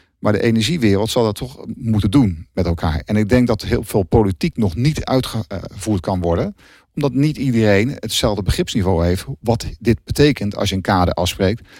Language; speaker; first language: Dutch; native; Dutch